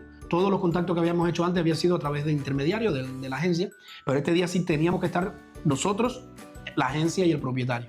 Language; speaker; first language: Spanish; native; Spanish